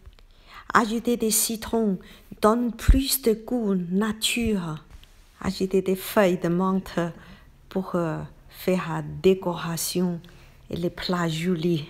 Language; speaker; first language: French; non-native, learner; Chinese